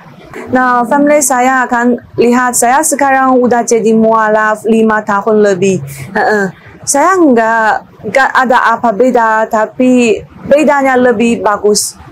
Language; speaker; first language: Indonesian; non-native, learner; Chinese